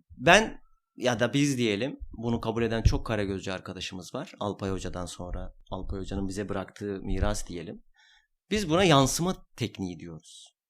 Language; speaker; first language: Turkish; non-native, local second language; Kurdish